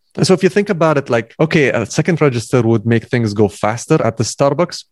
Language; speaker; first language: English; non-native, fluent; Arabic